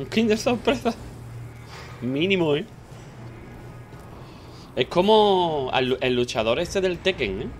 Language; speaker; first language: Spanish; native; Spanish